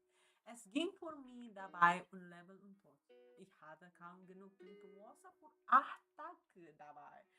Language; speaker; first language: German; non-native, learner; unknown